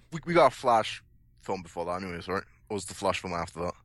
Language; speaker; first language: English; native; English